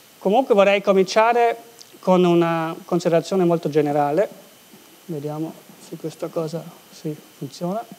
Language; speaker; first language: Italian; non-native, local second language; German